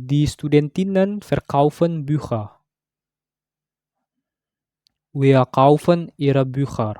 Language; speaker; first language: German; non-native, learner; Indonesian